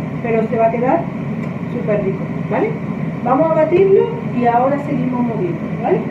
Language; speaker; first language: Spanish; native; Spanish